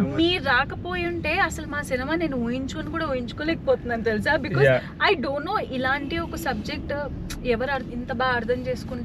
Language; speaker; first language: Telugu; native; Telugu